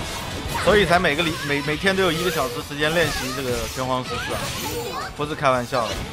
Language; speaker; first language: Chinese; native; Chinese